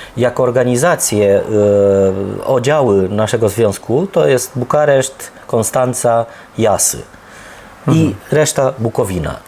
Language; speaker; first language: Polish; early bilingual, heritage; Polish